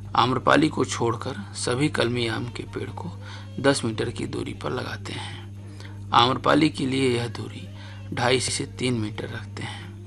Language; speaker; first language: Hindi; native; Hindi